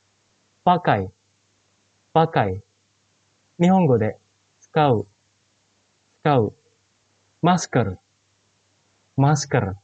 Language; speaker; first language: Japanese; non-native, fluent; Indonesian